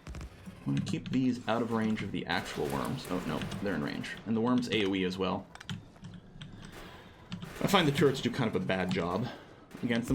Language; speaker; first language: English; native; English